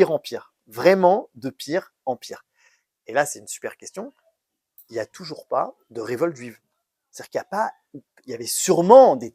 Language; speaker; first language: French; native; French